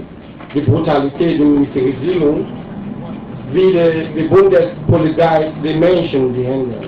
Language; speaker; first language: German; non-native, learner; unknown